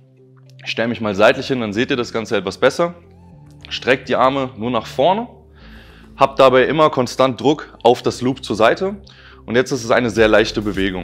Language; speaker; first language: German; native; German